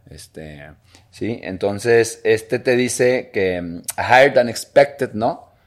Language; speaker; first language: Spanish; native; Spanish